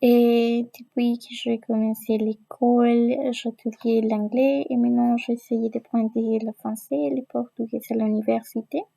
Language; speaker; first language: French; non-native, learner; Spanish